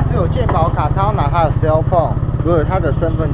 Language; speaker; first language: Chinese; native; Chinese